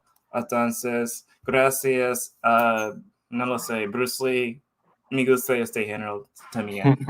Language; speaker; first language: Spanish; non-native, fluent; English